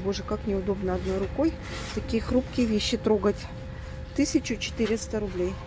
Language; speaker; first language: Russian; native; Russian